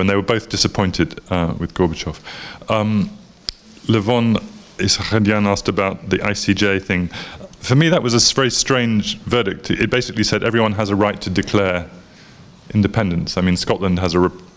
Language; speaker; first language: English; native; English